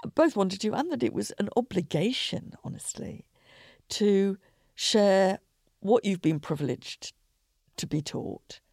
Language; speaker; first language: English; native; English